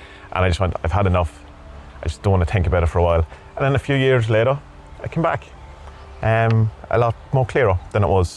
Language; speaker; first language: English; native; English